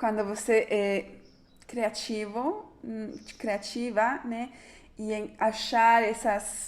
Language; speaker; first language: Portuguese; non-native, fluent; Spanish